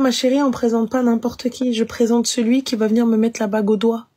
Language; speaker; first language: French; native; French